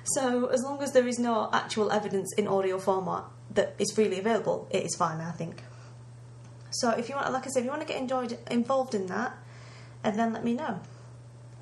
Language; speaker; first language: English; native; English